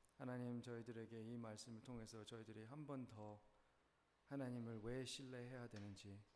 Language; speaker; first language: Korean; early bilingual, heritage; Korean